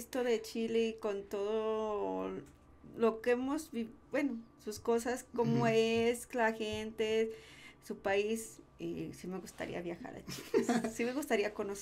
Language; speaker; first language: Spanish; native; Spanish